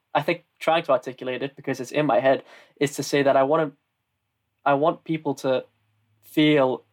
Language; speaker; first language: English; native; English